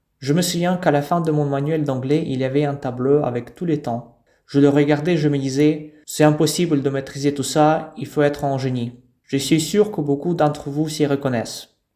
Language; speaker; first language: French; non-native, fluent; Russian